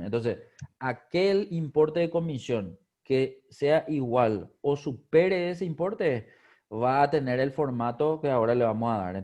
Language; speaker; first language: Spanish; native; Spanish